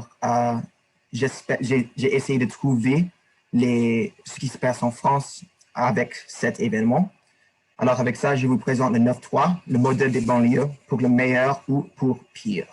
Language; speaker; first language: French; non-native, learner; English